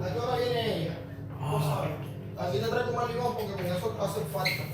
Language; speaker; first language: Spanish; native; Spanish